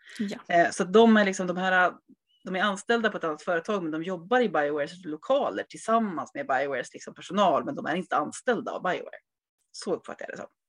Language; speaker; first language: Swedish; native; Swedish